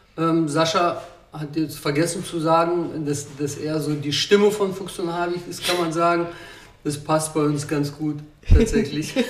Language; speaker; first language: German; early bilingual, other home language; Russian